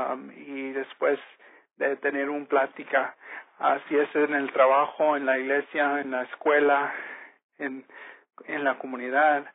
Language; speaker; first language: Spanish; early bilingual, heritage; Spanish